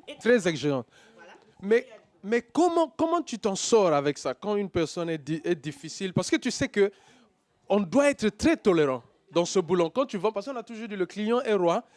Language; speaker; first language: French; non-native, local second language; Lingala